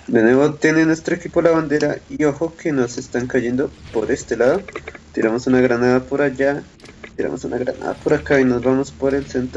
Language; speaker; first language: Spanish; native; Spanish